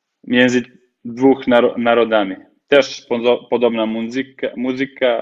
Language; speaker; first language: Polish; non-native, fluent; Serbian